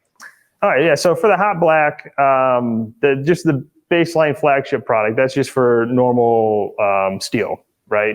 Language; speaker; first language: English; native; English